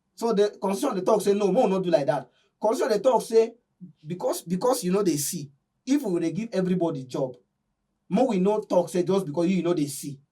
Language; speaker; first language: Nigerian Pidgin; non-native, local second language; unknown